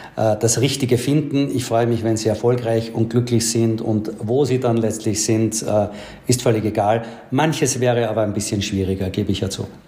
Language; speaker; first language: German; native; German